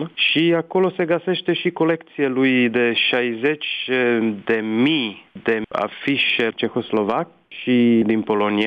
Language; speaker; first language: Romanian; non-native, fluent; Czech